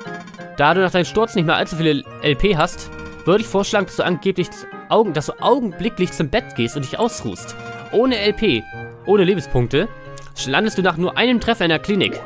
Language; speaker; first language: German; native; German